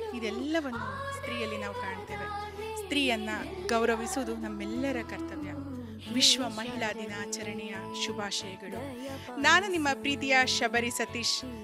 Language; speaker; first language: Kannada; native; Kannada